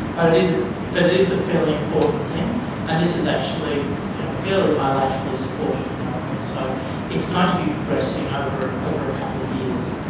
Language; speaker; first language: English; native; English